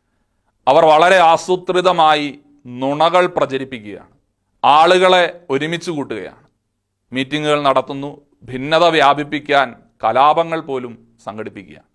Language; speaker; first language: Malayalam; native; Malayalam